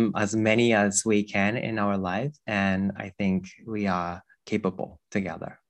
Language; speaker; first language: English; non-native, fluent; Japanese